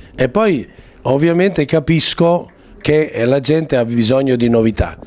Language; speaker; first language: Italian; native; Italian